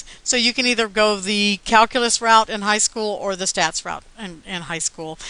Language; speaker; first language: English; native; English